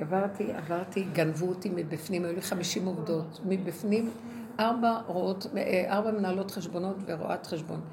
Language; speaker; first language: Hebrew; native; Hebrew